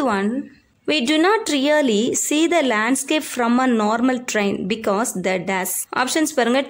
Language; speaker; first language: English; non-native, local second language; Tamil